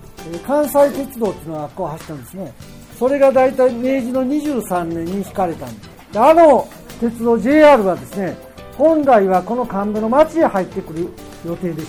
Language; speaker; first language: Japanese; native; Japanese